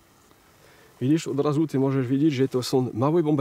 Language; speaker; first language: Polish; early bilingual, heritage; French